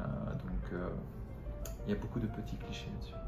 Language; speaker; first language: French; non-native, fluent; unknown